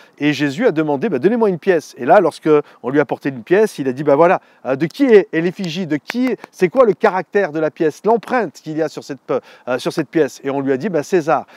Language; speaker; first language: French; native; French